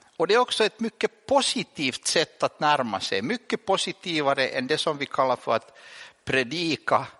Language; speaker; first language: Swedish; native; Swedish